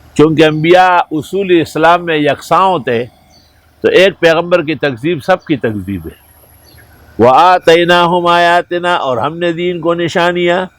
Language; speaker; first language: Urdu; non-native, local second language; Pashto